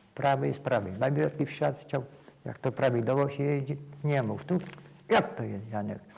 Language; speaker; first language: Polish; native; Polish